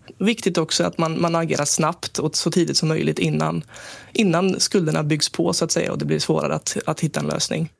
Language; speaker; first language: Swedish; native; Swedish